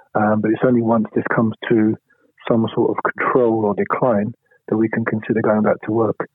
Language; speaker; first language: English; native; English